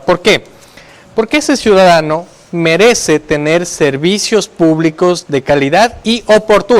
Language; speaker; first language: Spanish; native; Spanish